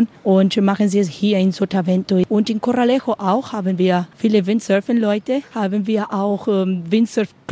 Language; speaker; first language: German; non-native, learner; Spanish